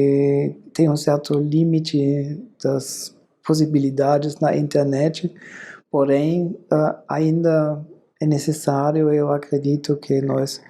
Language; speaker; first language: Portuguese; non-native, fluent; German